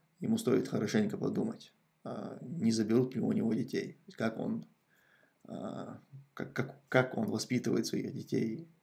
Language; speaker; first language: Russian; non-native, local second language; Chechen